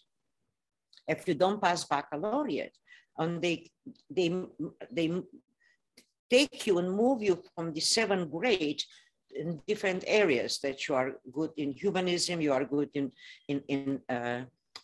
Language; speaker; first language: English; non-native, fluent; Romanian